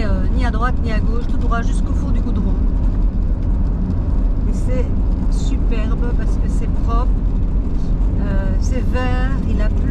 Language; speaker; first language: French; native; French